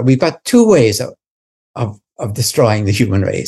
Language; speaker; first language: English; native; English